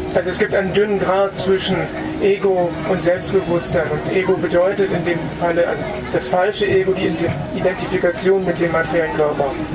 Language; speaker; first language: German; native; German